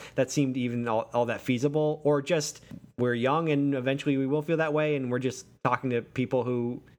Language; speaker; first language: English; native; English